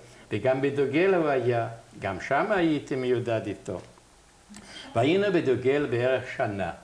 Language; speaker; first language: Hebrew; non-native, fluent; Yiddish